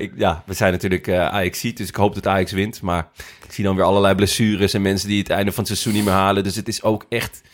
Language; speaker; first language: Dutch; native; Dutch